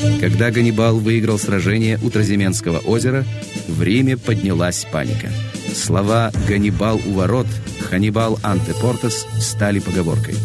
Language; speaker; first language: Russian; native; Russian